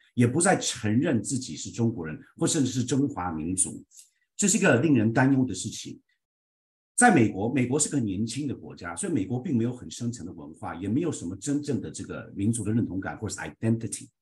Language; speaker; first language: Chinese; early bilingual, heritage; Chinese